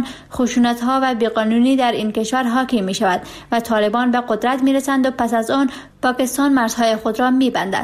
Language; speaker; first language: Persian; native; Persian